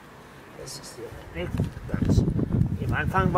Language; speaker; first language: German; non-native, learner; Danish